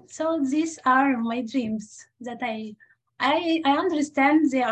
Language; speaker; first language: English; non-native, fluent; Arabic